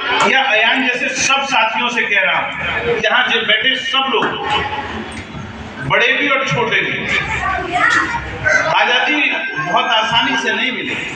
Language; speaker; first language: Hindi; native; Hindi